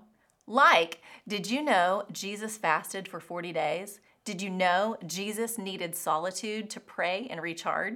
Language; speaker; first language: English; native; English